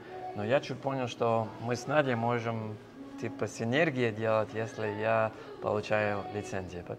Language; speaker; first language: Russian; non-native, fluent; English